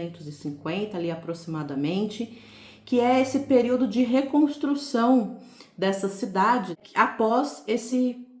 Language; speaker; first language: Portuguese; native; Portuguese